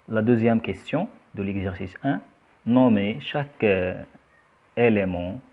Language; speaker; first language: French; non-native, local second language; Arabic